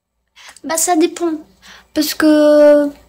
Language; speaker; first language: French; non-native, learner; Spanish